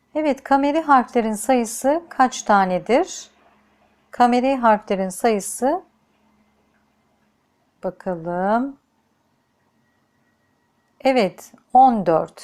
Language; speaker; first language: Turkish; native; Turkish